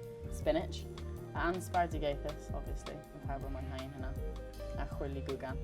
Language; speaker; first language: Welsh; native; Welsh